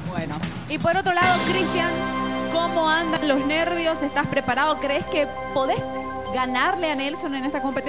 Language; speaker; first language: Spanish; native; Spanish